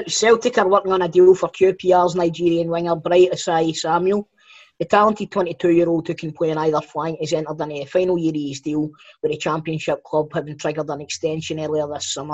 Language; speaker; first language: English; native; English